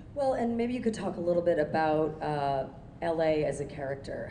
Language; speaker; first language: English; early bilingual, other home language; Urdu